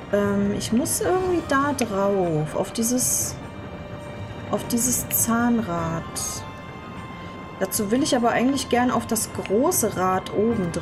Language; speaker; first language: German; native; German